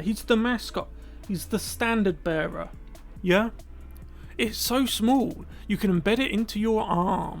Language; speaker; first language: English; native; English